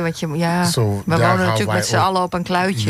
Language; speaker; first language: Dutch; native; Dutch